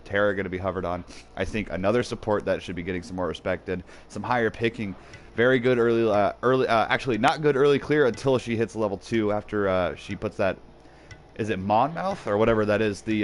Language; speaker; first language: English; native; English